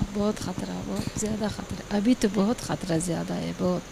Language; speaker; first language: Hindi; non-native, learner; Persian